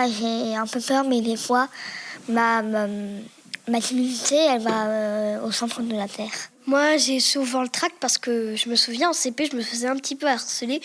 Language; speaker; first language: French; native; French